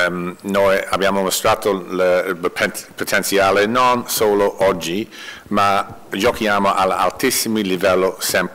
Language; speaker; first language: Italian; non-native, learner; English